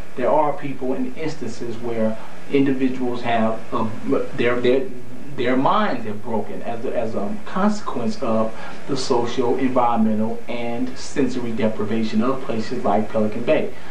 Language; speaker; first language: English; native; English